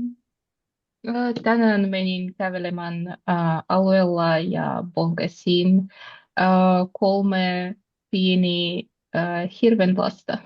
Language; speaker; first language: Finnish; non-native, learner; Russian